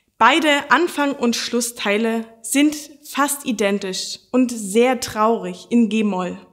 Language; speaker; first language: German; native; German